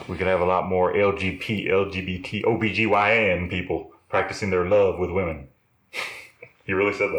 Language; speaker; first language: English; native; English